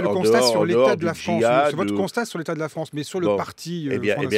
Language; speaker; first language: French; native; French